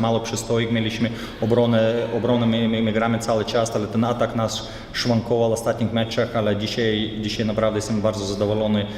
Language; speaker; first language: Polish; non-native, fluent; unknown